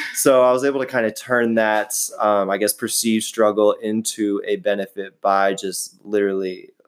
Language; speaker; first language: English; native; English